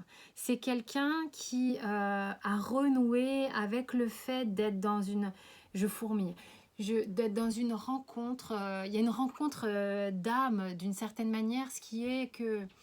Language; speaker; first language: French; native; French